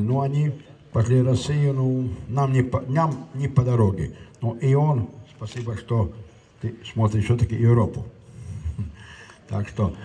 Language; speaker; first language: Russian; non-native, local second language; Latvian